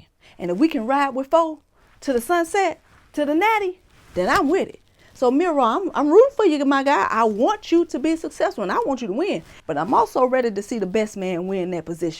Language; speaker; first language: English; native; English